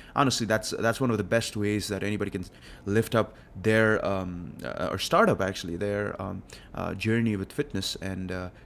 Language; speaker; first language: English; non-native, local second language; Telugu